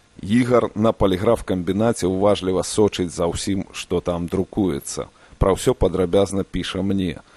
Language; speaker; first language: Belarusian; non-native, local second language; Russian